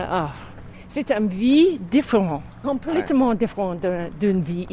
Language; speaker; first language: French; non-native, fluent; English